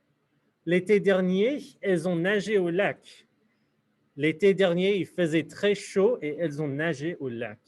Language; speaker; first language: French; non-native, fluent; English